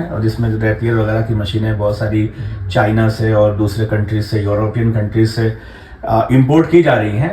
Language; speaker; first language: Hindi; native; Hindi